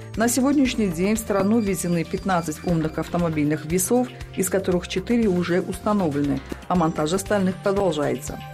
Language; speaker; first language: Russian; non-native, local second language; Tajik